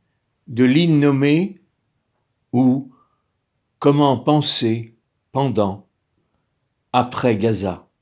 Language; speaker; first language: French; native; French